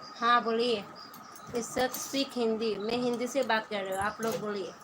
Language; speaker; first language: Hindi; non-native, local second language; Bangla